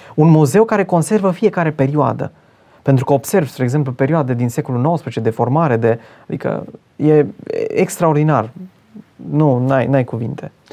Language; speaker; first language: Romanian; native; Romanian